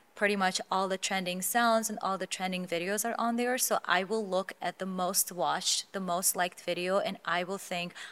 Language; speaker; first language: English; non-native, fluent; Azerbaijani